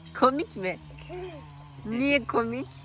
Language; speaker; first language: Turkish; native; Turkish